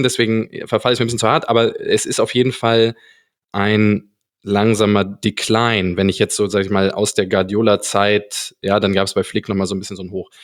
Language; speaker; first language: German; native; German